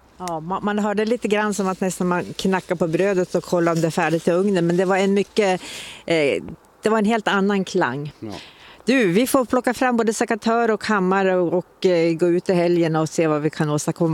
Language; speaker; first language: Swedish; native; Swedish